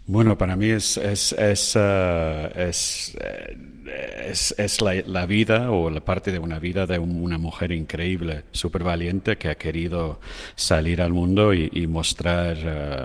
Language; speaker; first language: Spanish; non-native, fluent; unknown